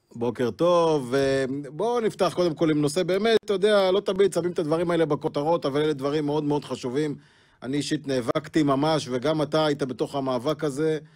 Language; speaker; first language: Hebrew; native; Hebrew